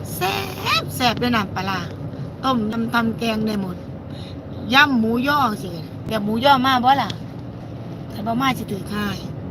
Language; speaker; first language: Thai; native; Thai